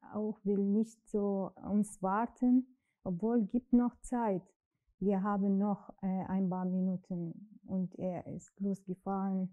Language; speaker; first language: German; non-native, learner; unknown